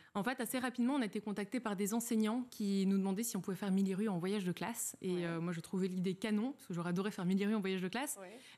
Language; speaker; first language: French; native; French